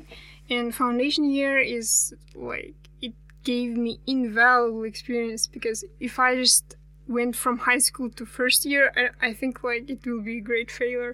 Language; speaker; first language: English; non-native, fluent; Kazakh